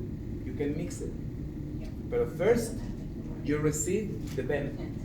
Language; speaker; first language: English; non-native, learner; Spanish